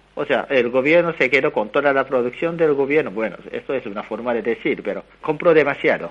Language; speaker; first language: Spanish; non-native, fluent; Japanese